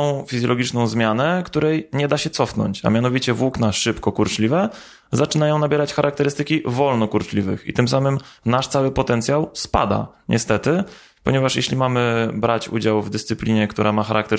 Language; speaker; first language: Polish; native; Polish